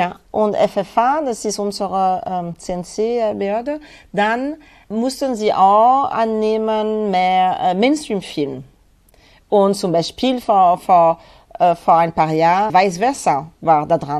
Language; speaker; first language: German; non-native, fluent; French